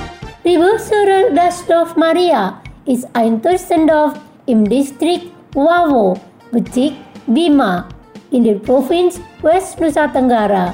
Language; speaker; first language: German; non-native, fluent; Indonesian